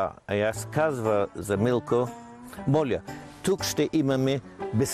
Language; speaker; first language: Bulgarian; non-native, learner; English